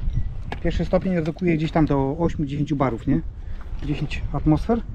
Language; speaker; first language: Polish; native; Polish